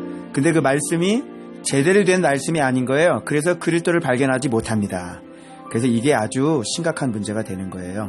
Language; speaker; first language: Korean; native; Korean